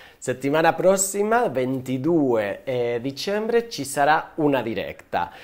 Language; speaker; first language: Italian; non-native, fluent; Spanish